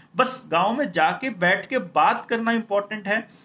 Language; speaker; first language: Hindi; native; Hindi